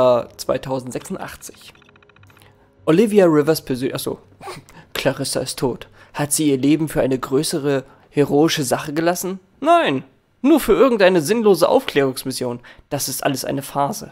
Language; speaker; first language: German; native; German